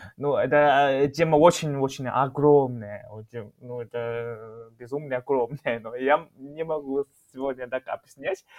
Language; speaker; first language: Russian; non-native, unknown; Chinese